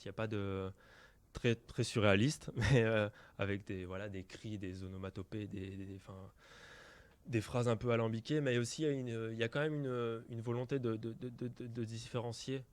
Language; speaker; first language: French; native; French